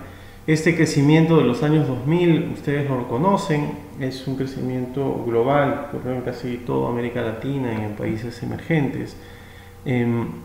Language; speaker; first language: Spanish; native; Spanish